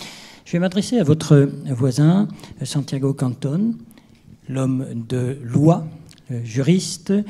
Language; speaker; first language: French; native; French